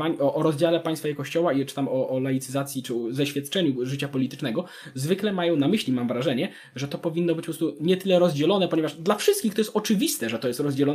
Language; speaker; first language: Polish; native; Polish